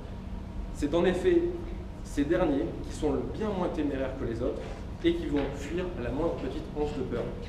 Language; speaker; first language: French; native; French